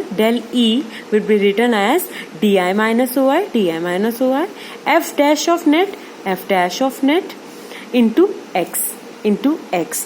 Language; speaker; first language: English; non-native, local second language; Hindi